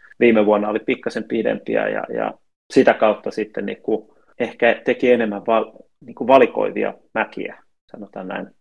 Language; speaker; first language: Finnish; native; Finnish